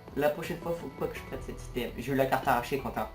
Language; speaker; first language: French; native; French